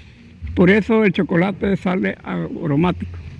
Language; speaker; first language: Spanish; native; Spanish